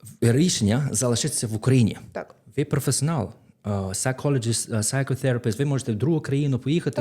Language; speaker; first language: Ukrainian; non-native, fluent; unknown